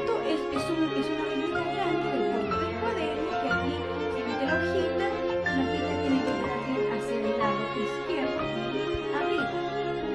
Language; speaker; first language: Spanish; native; Spanish